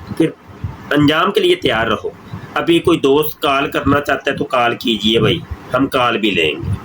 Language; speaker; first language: Urdu; non-native, local second language; Punjabi